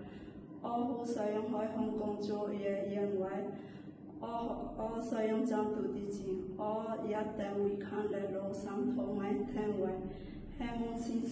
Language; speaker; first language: Cantonese; non-native, learner; Bangla